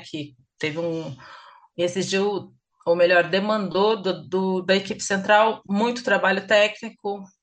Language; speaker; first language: Portuguese; native; Portuguese